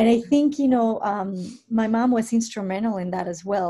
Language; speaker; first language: English; non-native, fluent; Spanish